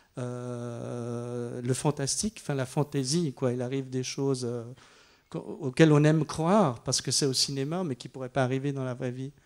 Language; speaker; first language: French; native; French